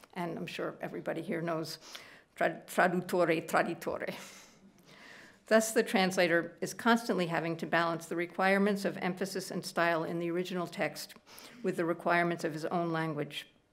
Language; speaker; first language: English; native; English